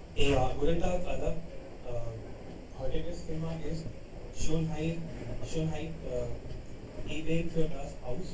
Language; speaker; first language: German; non-native, learner; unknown